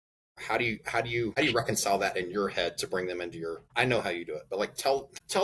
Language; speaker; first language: English; native; English